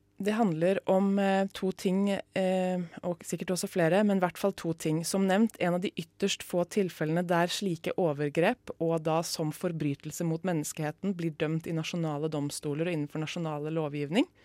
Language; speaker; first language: Norwegian; native; Norwegian